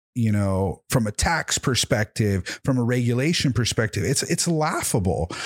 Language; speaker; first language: English; native; English